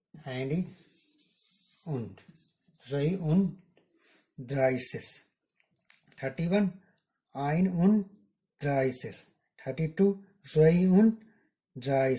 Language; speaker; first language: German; non-native, learner; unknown